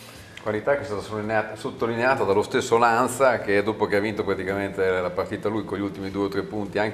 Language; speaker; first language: Italian; native; Italian